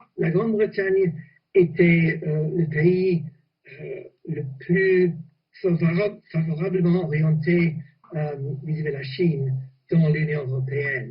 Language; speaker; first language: French; non-native, fluent; English